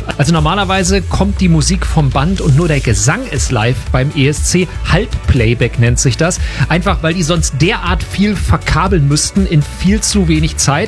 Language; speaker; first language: German; native; German